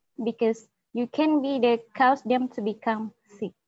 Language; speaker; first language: English; non-native, learner; Indonesian